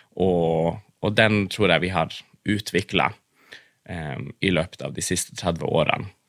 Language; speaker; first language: Norwegian; non-native, local second language; Northern Sami